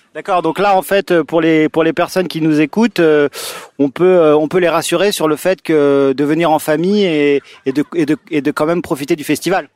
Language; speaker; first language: French; native; French